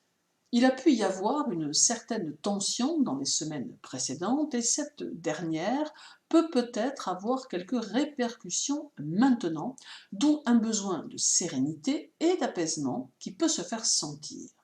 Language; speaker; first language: French; native; French